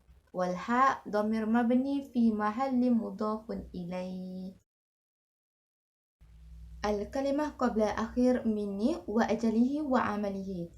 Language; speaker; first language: Arabic; non-native, learner; Malay